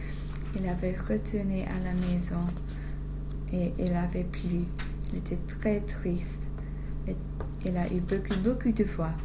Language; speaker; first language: French; non-native, learner; English